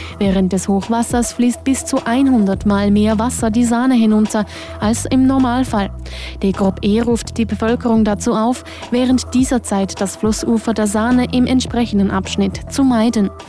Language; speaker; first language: German; native; German